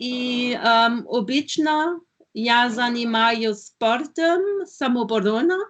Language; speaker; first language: Russian; non-native, learner; German